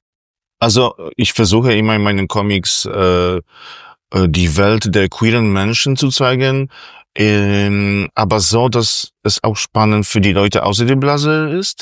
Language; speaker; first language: German; non-native, fluent; Polish